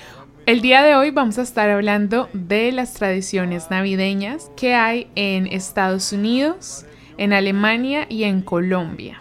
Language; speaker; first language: Spanish; native; Spanish